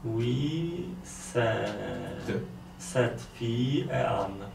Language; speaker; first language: French; non-native, learner; Polish